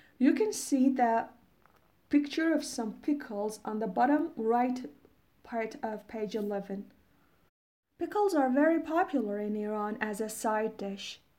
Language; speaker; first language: English; non-native, fluent; Persian